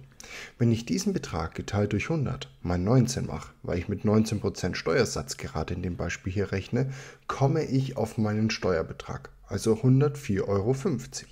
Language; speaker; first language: German; native; German